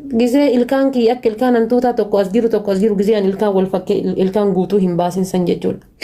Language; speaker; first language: Oromo; early bilingual, heritage; Oromo